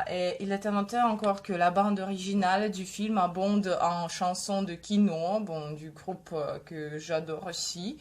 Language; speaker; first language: French; non-native, fluent; Russian